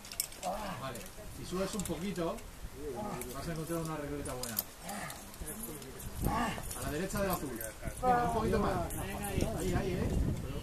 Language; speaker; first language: Spanish; native; Spanish